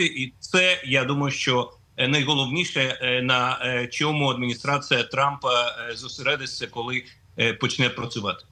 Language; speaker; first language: Ukrainian; non-native, fluent; Russian